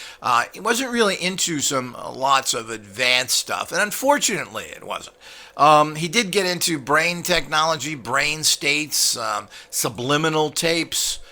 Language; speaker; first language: English; native; English